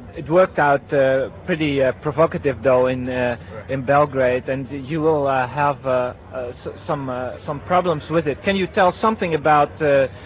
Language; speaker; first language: English; non-native, fluent; Dutch